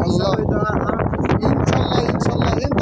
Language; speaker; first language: Arabic; non-native, learner; Bangla